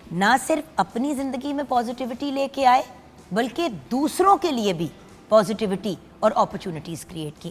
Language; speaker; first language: Urdu; native; Urdu